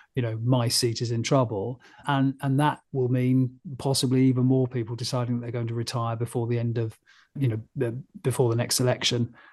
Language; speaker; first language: English; native; English